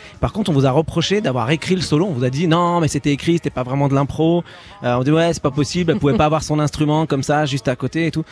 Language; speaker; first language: French; native; French